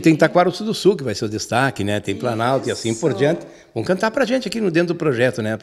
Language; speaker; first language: Portuguese; native; Portuguese